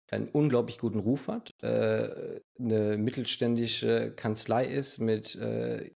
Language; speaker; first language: German; early bilingual, other home language; Spanish